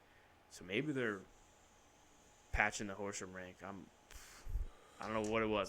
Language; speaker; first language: English; native; English